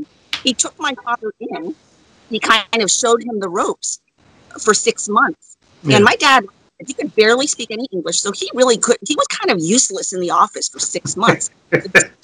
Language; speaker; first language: English; native; English